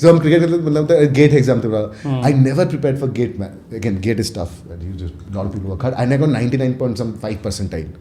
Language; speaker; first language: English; non-native, local second language; Hindi